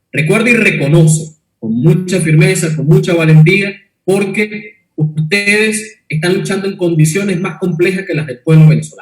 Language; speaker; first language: Spanish; native; Spanish